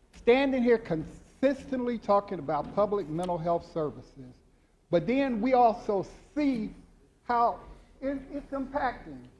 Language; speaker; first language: English; native; English